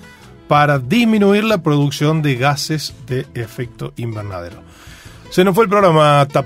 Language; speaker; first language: Spanish; native; Spanish